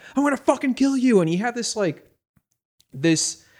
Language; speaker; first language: English; native; English